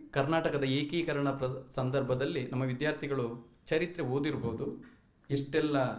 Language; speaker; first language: Kannada; non-native, local second language; Malayalam